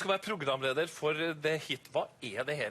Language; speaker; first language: Norwegian; native; Norwegian